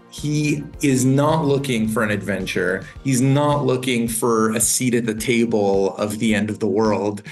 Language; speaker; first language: English; native; English